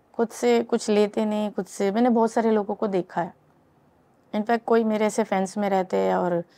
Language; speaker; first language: Hindi; native; Hindi